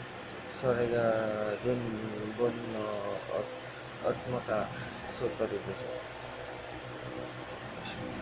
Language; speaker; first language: Japanese; non-native, learner; Indonesian